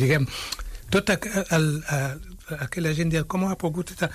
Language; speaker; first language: Catalan; non-native, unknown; Wolof